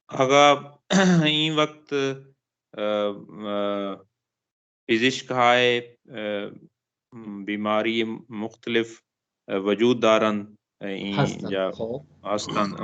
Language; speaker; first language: Persian; non-native, learner; Urdu